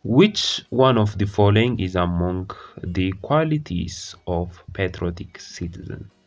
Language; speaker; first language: English; non-native, local second language; Amharic